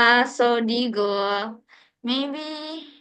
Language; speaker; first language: English; non-native, learner; Indonesian